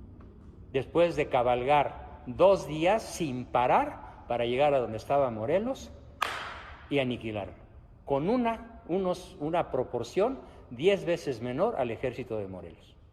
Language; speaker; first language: Spanish; native; Spanish